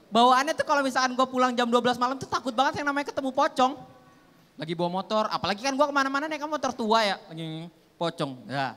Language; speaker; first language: Indonesian; native; Indonesian